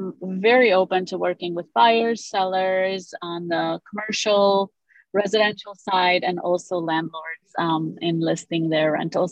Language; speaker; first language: English; non-native, fluent; Romanian